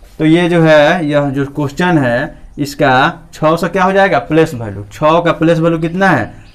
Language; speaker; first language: Hindi; native; Hindi